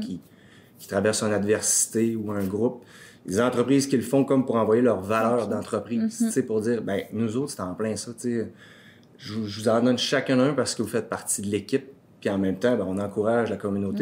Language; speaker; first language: French; native; French